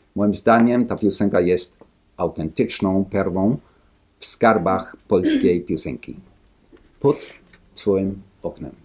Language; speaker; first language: Polish; non-native, learner; Danish